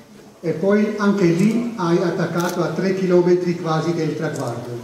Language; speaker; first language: Italian; non-native, fluent; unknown